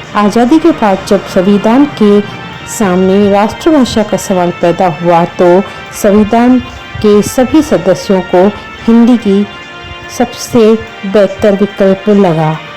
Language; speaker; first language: Hindi; non-native, local second language; Sindhi